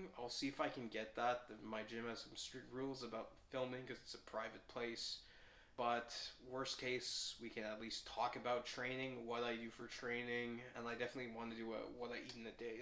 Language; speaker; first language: English; native; English